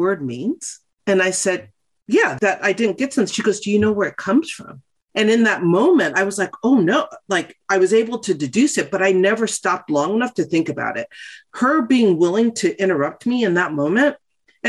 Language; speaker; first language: English; native; English